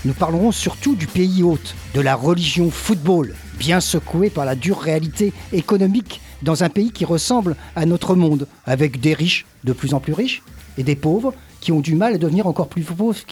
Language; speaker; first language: French; native; French